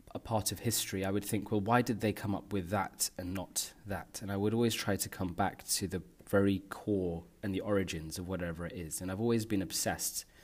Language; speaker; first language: English; native; English